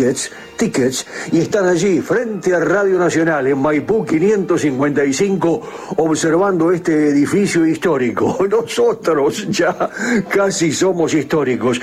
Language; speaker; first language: Spanish; native; Spanish